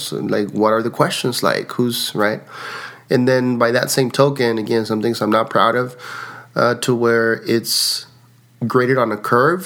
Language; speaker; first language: English; early bilingual, other home language; Spanish